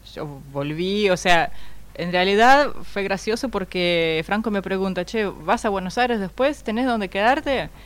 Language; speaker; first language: Spanish; non-native, fluent; Russian